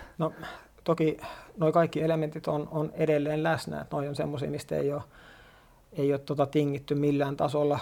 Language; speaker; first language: Finnish; native; Finnish